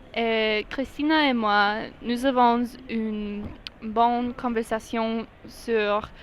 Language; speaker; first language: French; non-native, learner; English